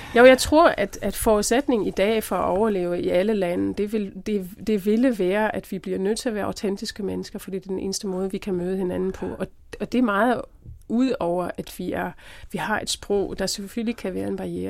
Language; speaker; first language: Danish; non-native, fluent; German